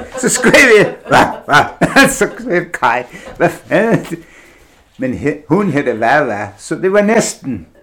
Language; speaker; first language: Danish; non-native, fluent; English